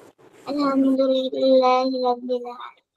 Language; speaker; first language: Arabic; non-native, learner; Bangla